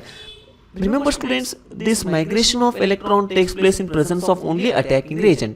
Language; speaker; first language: English; non-native, local second language; Kannada